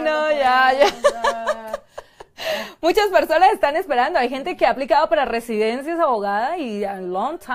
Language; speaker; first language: Spanish; native; Spanish